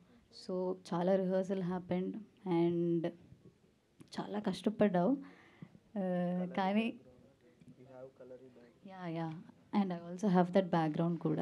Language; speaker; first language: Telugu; non-native, fluent; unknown